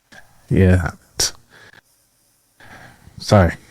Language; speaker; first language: English; native; English